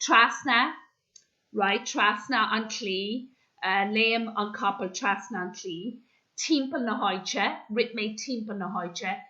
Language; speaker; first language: Irish; non-native, local second language; English